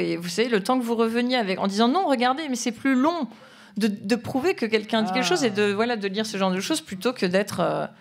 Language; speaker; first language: French; native; French